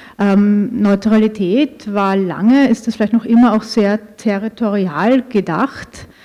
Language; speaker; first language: German; native; German